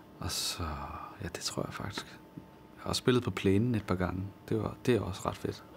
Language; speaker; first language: Danish; native; Danish